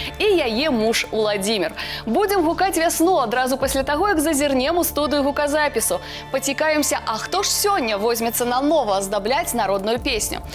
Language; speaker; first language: Belarusian; native; Belarusian